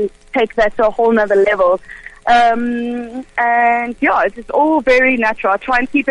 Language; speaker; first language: English; early bilingual, other home language; Hebrew